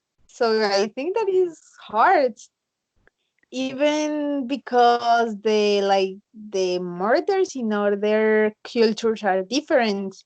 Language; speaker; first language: English; non-native, learner; Spanish